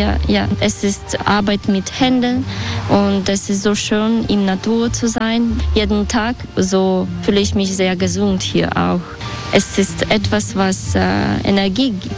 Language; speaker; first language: German; non-native, learner; Russian